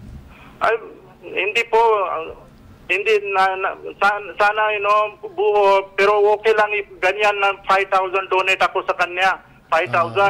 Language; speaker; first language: Filipino; non-native, learner; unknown